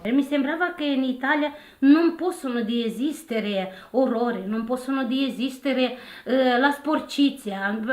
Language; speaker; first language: Italian; non-native, learner; Romanian